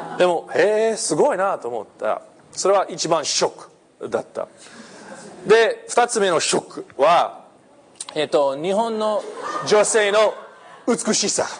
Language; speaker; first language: Japanese; non-native, fluent; English